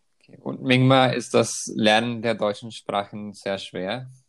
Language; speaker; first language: German; non-native, fluent; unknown